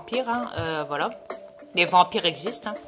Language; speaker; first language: French; native; French